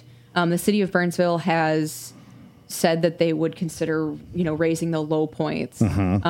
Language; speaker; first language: English; native; English